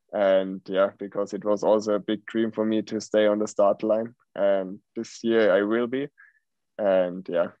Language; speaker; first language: English; non-native, fluent; German